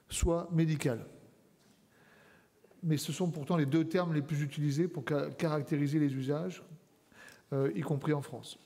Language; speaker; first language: French; native; French